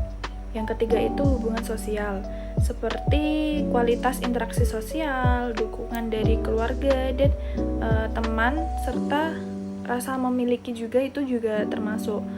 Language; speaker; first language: Indonesian; native; Indonesian